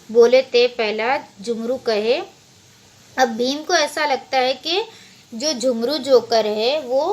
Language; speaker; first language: Hindi; non-native, local second language; Gujarati